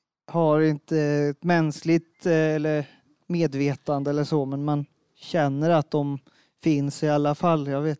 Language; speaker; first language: Swedish; native; Swedish